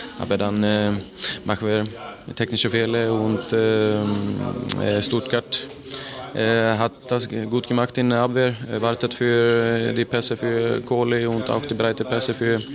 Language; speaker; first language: German; non-native, learner; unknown